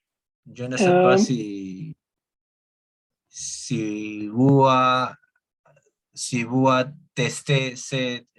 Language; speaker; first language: French; non-native, learner; Spanish